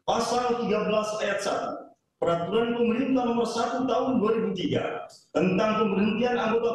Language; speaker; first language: Indonesian; native; Indonesian